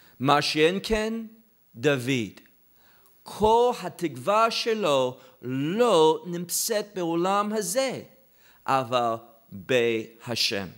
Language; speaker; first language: Hebrew; non-native, fluent; English